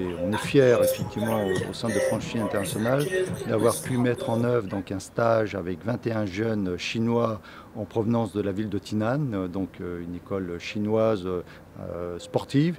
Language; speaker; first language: French; native; French